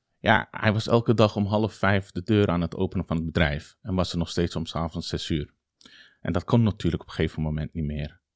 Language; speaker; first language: Dutch; early bilingual, other home language; Turkish